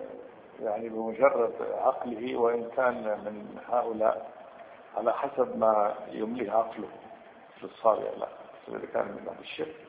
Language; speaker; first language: Arabic; native; Arabic